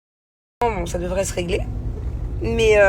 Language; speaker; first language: French; native; French